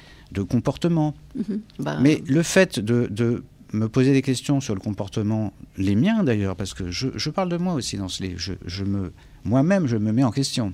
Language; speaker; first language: French; native; French